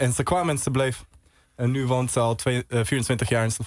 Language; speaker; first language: Dutch; early bilingual, heritage; Dutch